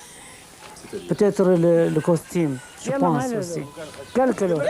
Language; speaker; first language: French; non-native, fluent; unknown